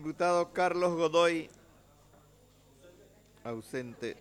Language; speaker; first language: Spanish; native; Spanish